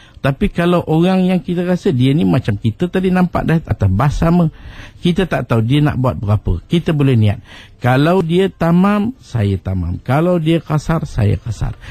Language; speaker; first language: Malay; native; Malay